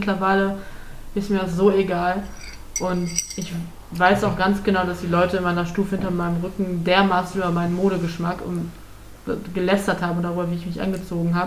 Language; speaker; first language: German; native; German